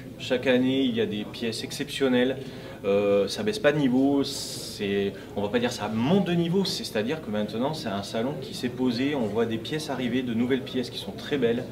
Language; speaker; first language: French; native; French